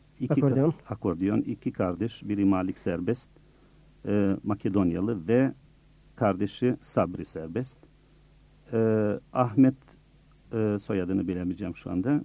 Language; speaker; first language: Turkish; early bilingual, other home language; Bosnian